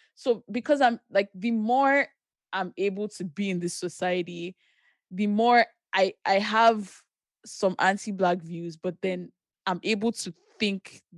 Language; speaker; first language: English; non-native, local second language; Yoruba